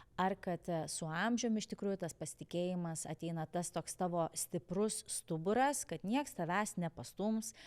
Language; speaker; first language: Lithuanian; native; Lithuanian